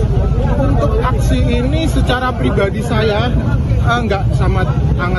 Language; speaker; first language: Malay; non-native, local second language; Javanese